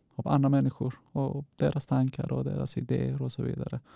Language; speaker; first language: Swedish; non-native, fluent; Persian